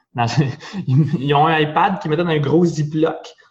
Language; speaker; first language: French; native; French